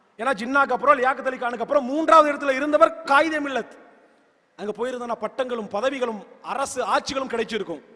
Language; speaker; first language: Tamil; native; Tamil